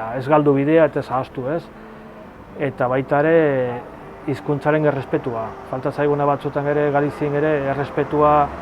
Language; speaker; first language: Basque; non-native, fluent; Galician